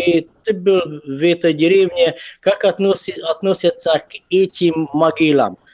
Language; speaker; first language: Russian; non-native, fluent; Hungarian